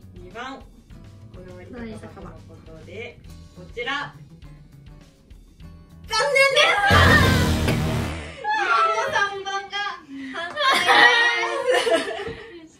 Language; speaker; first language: Japanese; native; Japanese